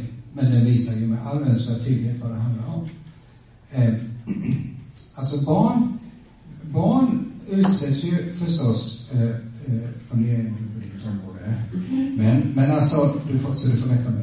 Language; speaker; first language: Swedish; native; Swedish